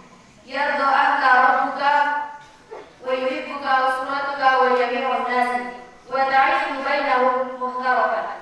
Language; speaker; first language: Arabic; non-native, learner; Indonesian